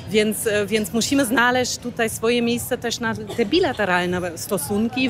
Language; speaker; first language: Polish; non-native, fluent; German